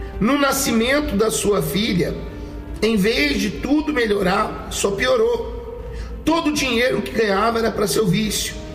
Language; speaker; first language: Portuguese; native; Portuguese